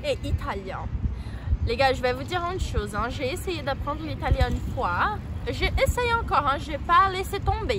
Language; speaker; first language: French; non-native, fluent; Portuguese